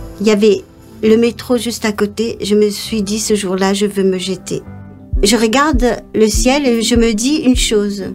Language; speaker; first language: French; non-native, local second language; Morisyen